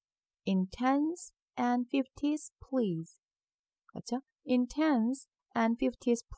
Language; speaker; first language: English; non-native, fluent; Korean